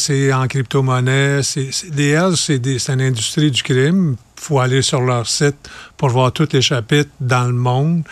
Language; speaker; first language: French; native; French